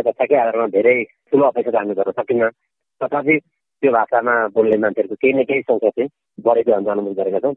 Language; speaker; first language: Nepali; native; Nepali